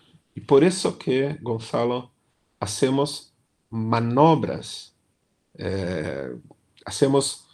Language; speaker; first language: Spanish; non-native, fluent; Portuguese